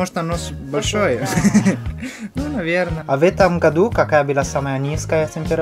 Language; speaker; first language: Russian; non-native, learner; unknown